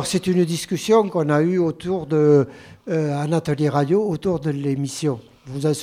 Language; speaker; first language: French; native; French